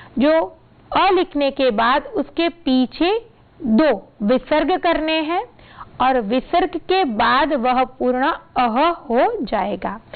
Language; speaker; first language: Hindi; non-native, local second language; Gujarati